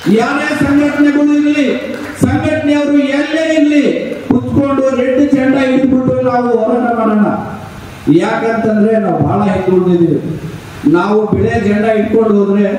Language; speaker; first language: Kannada; non-native, local second language; Lambadi